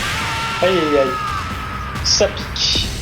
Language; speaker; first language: French; native; French